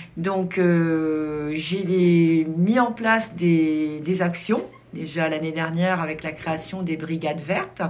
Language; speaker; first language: French; native; French